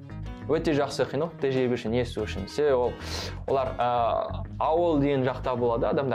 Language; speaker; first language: Kazakh; non-native, learner; French